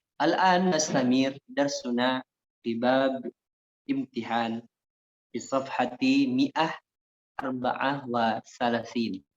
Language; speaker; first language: Arabic; non-native, fluent; Indonesian